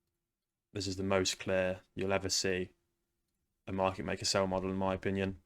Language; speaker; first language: English; native; English